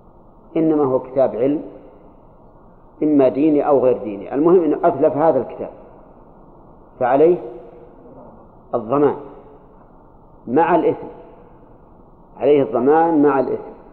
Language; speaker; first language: Arabic; native; Arabic